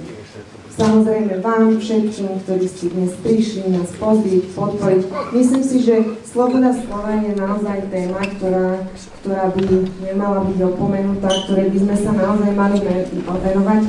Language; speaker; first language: Slovak; native; Slovak